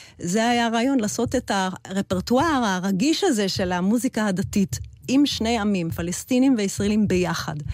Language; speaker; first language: Hebrew; early bilingual, heritage; Hebrew